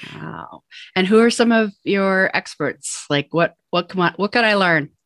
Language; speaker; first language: English; native; English